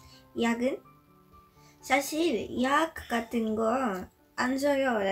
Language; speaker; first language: Korean; non-native, learner; Polish